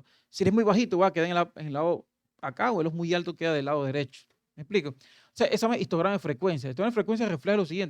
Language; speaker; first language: Spanish; native; Spanish